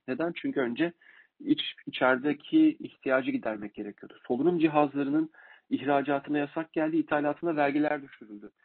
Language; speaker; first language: Turkish; native; Turkish